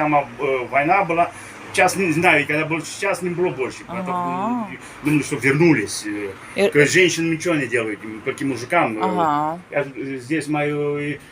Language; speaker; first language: Russian; early bilingual, heritage; Russian